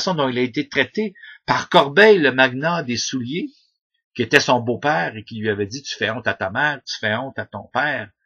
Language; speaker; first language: French; native; French